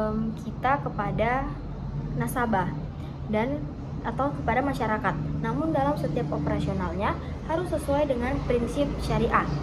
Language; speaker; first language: Indonesian; native; Indonesian